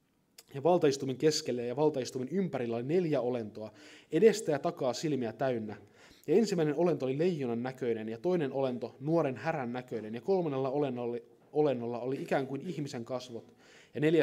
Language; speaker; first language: Finnish; native; Finnish